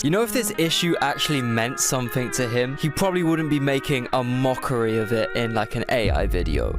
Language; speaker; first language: English; native; English